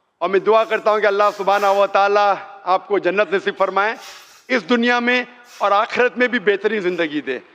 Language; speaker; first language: Urdu; non-native, local second language; Konkani